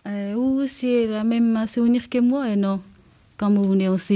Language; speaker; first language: French; non-native, learner; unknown